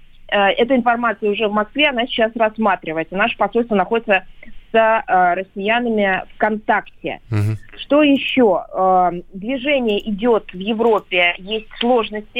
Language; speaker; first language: Russian; native; Russian